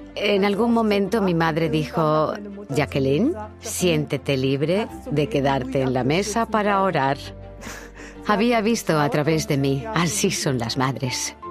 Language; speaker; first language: Spanish; non-native, fluent; German